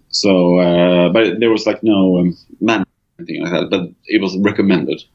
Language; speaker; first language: English; non-native, fluent; Swedish